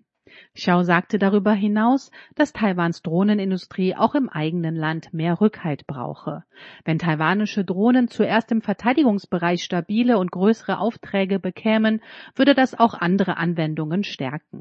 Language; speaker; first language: German; native; German